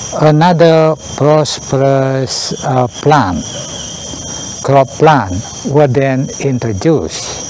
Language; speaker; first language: English; non-native, learner; Indonesian